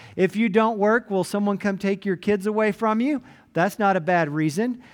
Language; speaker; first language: English; native; English